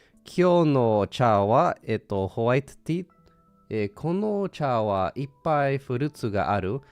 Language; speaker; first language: Japanese; non-native, learner; English